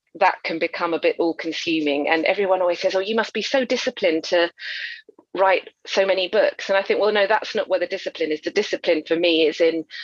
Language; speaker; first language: English; native; English